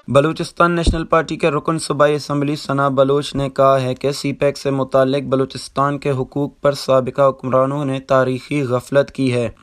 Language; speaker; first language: Urdu; non-native, local second language; Baluchi